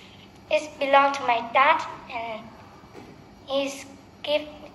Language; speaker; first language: English; non-native, learner; Vietnamese